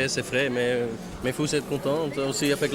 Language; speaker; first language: French; non-native, learner; Dutch